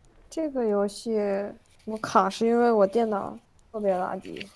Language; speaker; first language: Chinese; early bilingual, heritage; Chinese